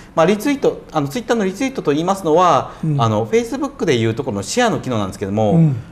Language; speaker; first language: Japanese; native; Japanese